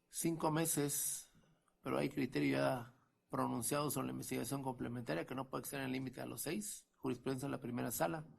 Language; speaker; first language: Spanish; native; Spanish